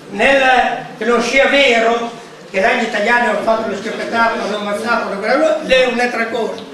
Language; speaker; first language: Italian; native; Italian